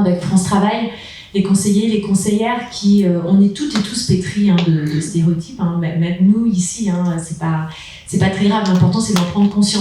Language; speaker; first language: French; native; French